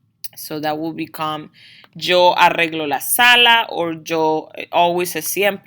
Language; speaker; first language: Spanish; non-native, fluent; English